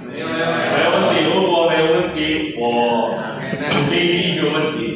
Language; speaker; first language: Chinese; non-native, learner; Indonesian